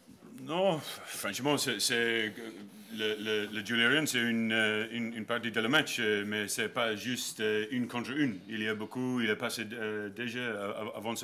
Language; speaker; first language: French; non-native, learner; English